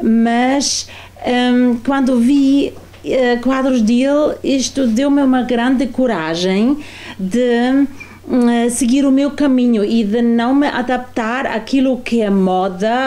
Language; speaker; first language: Portuguese; non-native, fluent; German